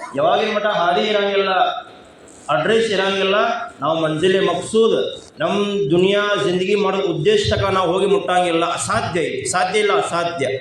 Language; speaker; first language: Kannada; non-native, local second language; Urdu